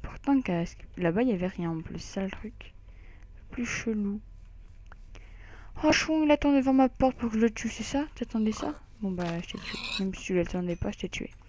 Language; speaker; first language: French; native; French